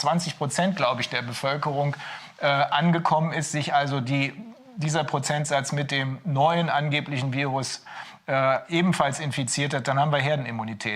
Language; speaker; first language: German; native; German